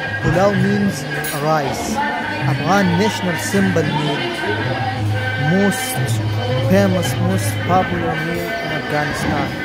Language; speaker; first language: English; non-native, fluent; Pashto